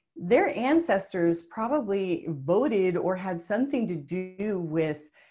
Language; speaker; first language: English; native; English